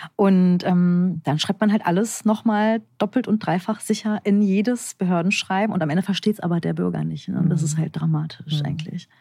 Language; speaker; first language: German; early bilingual, other home language; Turkish